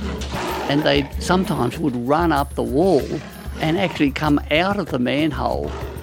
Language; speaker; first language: English; native; English